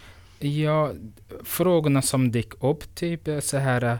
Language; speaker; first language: Swedish; non-native, fluent; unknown